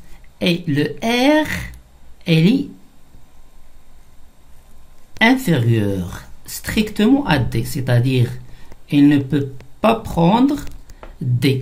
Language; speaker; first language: French; non-native, local second language; Arabic